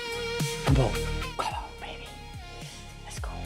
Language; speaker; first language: English; native; English